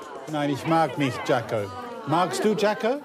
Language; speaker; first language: German; non-native, fluent; English